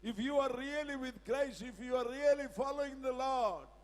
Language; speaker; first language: English; non-native, local second language; Tamil